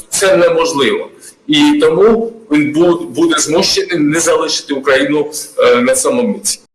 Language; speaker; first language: Ukrainian; non-native, learner; Georgian